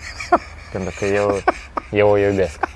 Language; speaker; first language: Romanian; non-native, local second language; Russian